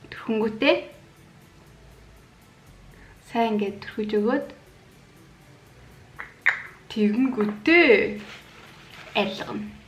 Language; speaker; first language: Mongolian; native; Mongolian